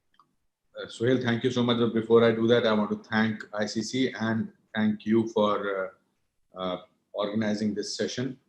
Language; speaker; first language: English; non-native, local second language; Hindi